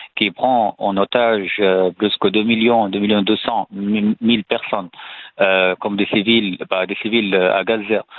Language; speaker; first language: French; non-native, fluent; Arabic